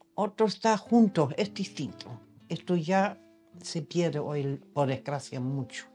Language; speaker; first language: Spanish; non-native, fluent; German